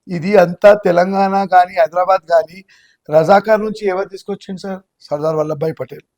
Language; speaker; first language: Telugu; non-native, local second language; Gujarati